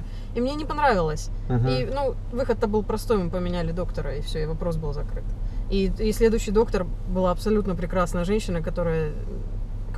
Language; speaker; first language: Russian; native; Russian